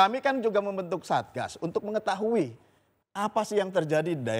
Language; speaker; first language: Indonesian; native; Indonesian